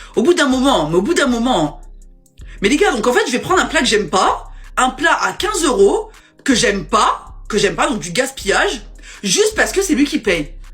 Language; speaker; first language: French; native; French